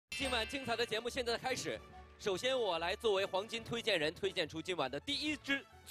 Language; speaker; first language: Chinese; native; Chinese